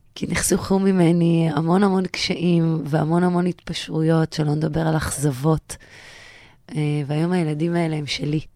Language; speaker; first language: Hebrew; native; Hebrew